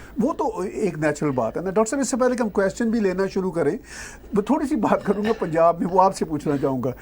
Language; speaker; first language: Urdu; non-native, local second language; Punjabi